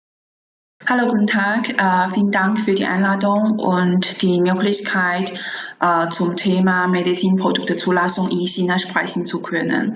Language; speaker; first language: German; non-native, fluent; Chinese